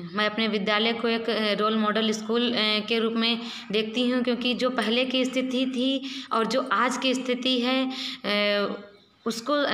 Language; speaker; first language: Hindi; native; Hindi